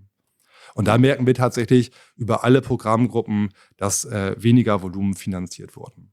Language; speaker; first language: German; native; German